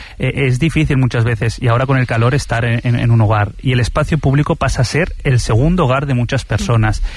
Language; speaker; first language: Spanish; early bilingual, other home language; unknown